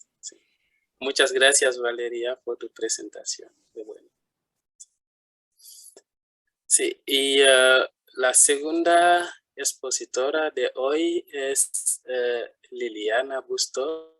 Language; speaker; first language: Spanish; non-native, fluent; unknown